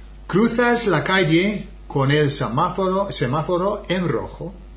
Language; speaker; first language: Spanish; non-native, fluent; English